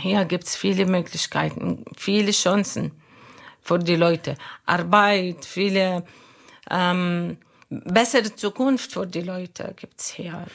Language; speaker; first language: German; non-native, learner; Arabic